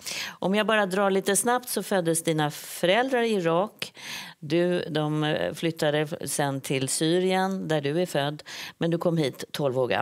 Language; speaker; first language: Swedish; native; Swedish